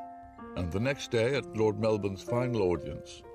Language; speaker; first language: English; native; English